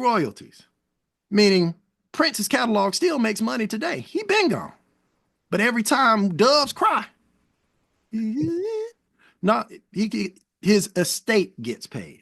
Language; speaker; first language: English; native; English